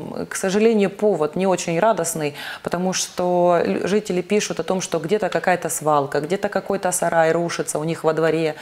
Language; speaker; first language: Russian; native; Russian